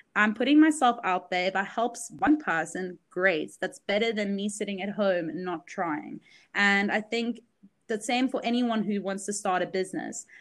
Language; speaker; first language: English; early bilingual, other home language; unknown